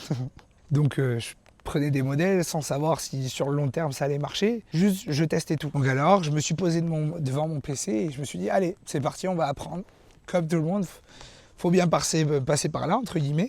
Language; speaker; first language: French; native; French